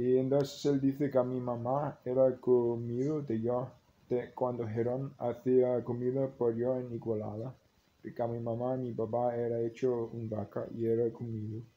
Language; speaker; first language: Spanish; non-native, learner; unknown